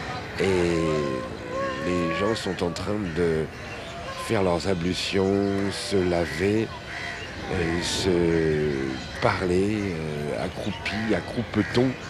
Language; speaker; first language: French; native; French